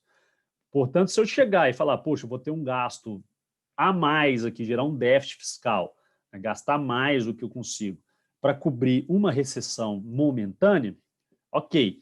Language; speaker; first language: Portuguese; native; Portuguese